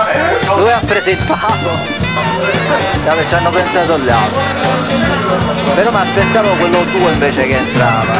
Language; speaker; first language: Italian; native; Italian